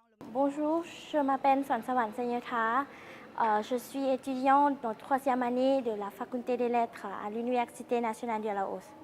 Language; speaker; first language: French; non-native, learner; Lao